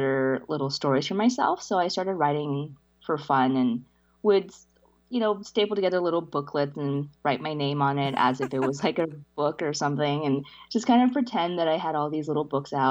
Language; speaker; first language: English; early bilingual, other home language; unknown